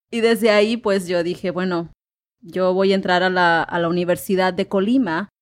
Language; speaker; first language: Spanish; native; Spanish